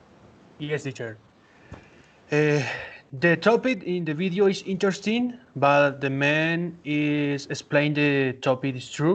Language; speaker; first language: English; non-native, learner; Spanish